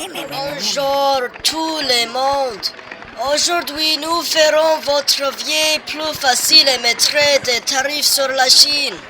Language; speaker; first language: French; non-native, learner; English